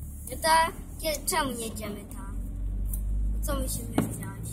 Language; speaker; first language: Polish; native; Polish